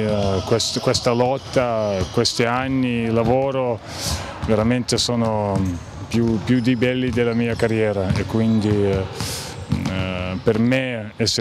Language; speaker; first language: Italian; non-native, fluent; Lithuanian